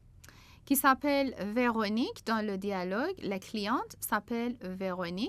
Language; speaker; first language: French; non-native, fluent; Persian